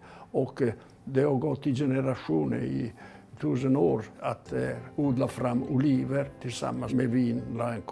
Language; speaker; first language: Swedish; non-native, fluent; Italian